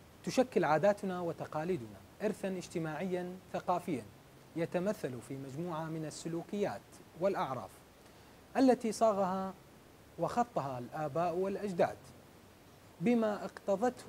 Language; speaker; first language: Arabic; native; Arabic